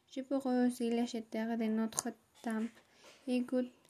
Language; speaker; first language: French; non-native, learner; Spanish